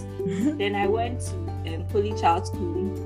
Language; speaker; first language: English; non-native, local second language; Akan